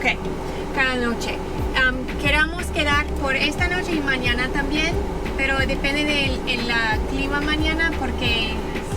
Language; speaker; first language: Spanish; non-native, learner; English